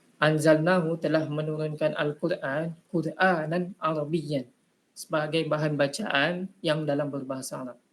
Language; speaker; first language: Malay; native; Malay